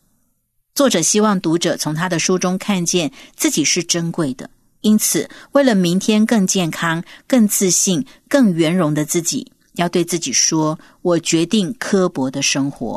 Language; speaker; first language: Chinese; native; Chinese